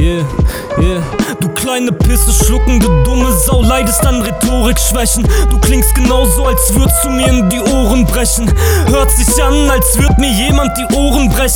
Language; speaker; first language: German; native; German